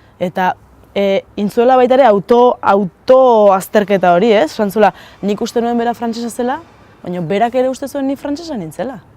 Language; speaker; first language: Basque; native; Basque